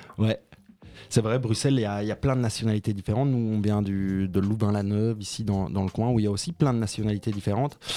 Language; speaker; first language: French; native; French